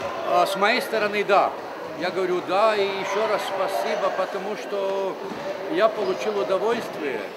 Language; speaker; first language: Russian; non-native, fluent; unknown